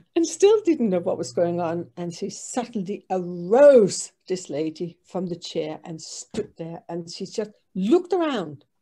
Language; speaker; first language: English; non-native, fluent; Danish